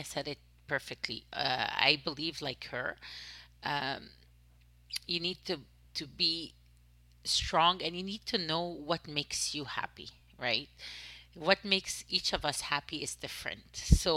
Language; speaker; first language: English; non-native, fluent; French